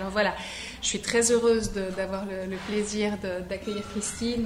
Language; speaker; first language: French; native; French